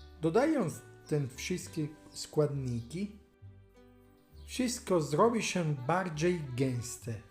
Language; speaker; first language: Polish; non-native, learner; Italian